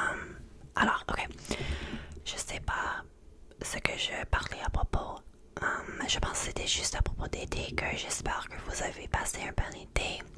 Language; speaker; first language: French; non-native, learner; English